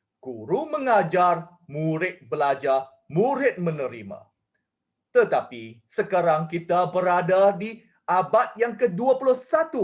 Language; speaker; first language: Malay; non-native, local second language; Chinese